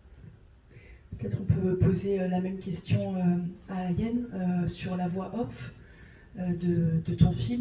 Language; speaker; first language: French; native; French